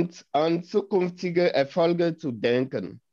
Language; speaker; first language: German; non-native, fluent; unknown